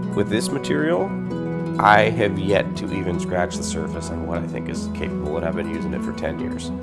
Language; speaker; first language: English; native; English